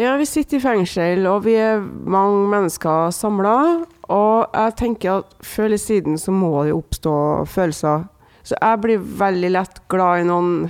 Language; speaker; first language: Norwegian; native; Norwegian